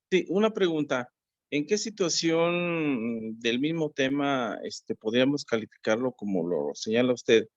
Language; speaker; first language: Spanish; native; Spanish